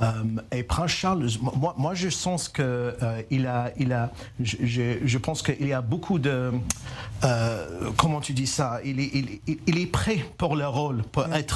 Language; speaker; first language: French; non-native, learner; English